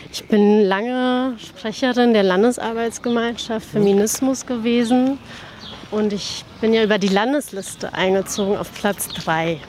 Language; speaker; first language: German; early bilingual, other home language; Persian